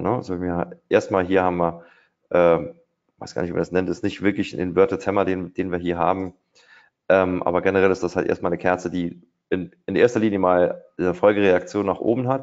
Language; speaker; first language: German; native; German